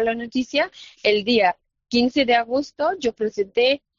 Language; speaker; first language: Spanish; non-native, fluent; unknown